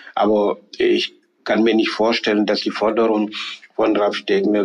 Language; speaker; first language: German; non-native, fluent; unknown